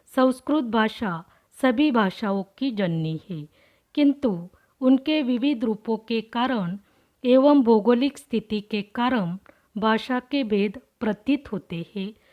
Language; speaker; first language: Hindi; non-native, local second language; Marathi